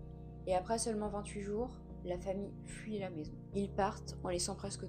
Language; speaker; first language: French; native; French